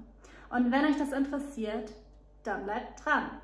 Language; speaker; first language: German; native; German